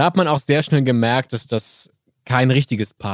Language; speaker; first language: German; native; German